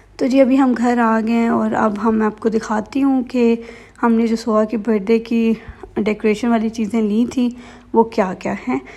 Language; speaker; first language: Urdu; native; Urdu